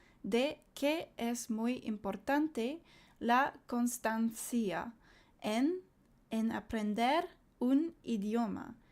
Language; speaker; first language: Spanish; non-native, learner; English